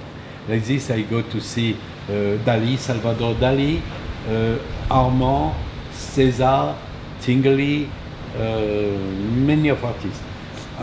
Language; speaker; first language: English; non-native, learner; French